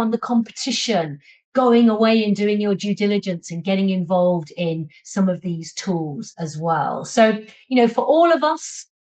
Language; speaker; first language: English; native; English